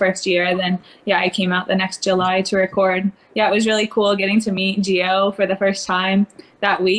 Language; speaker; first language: English; native; English